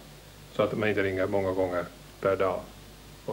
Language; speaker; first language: Swedish; native; Swedish